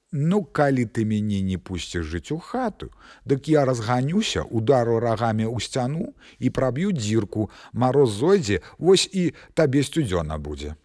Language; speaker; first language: Belarusian; native; Belarusian